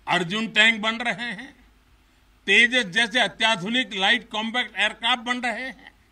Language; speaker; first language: Hindi; non-native, local second language; Gujarati